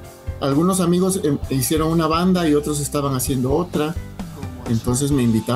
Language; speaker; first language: Spanish; native; Spanish